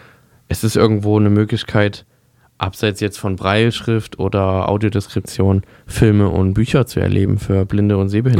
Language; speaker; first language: German; native; German